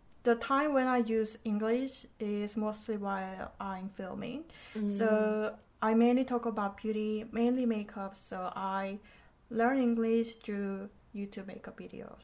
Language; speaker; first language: English; non-native, fluent; Korean